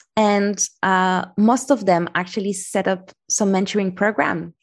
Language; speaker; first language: English; non-native, fluent; Arabic